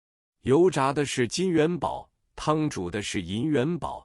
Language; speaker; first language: Chinese; native; Chinese